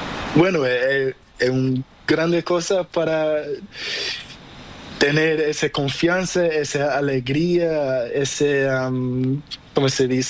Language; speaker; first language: Spanish; non-native, learner; Portuguese